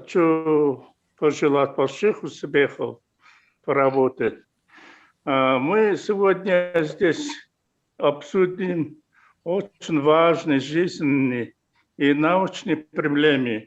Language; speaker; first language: Russian; non-native, fluent; Mongolian